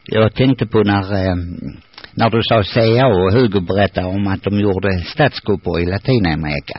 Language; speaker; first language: Swedish; native; Swedish